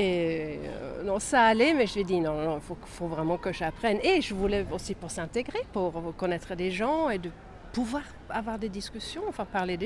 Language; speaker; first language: French; non-native, fluent; Swedish